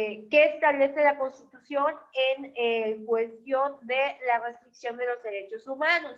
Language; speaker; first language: Spanish; native; Spanish